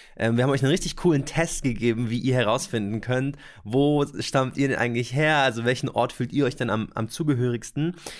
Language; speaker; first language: German; native; German